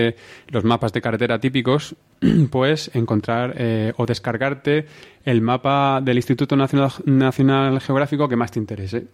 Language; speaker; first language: Spanish; native; Spanish